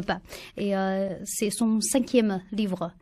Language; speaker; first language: French; non-native, learner; Chinese